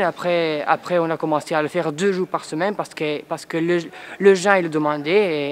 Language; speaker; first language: French; non-native, fluent; Spanish